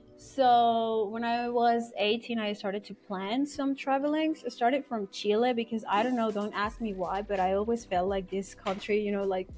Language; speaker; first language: English; non-native, fluent; Spanish